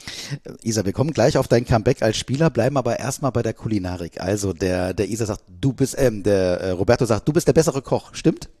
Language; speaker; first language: German; native; German